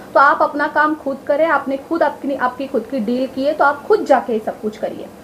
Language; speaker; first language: Hindi; non-native, local second language; Marathi